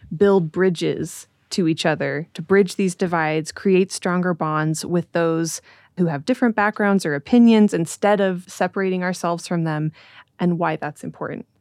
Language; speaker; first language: English; native; English